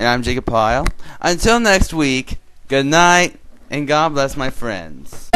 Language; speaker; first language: English; native; English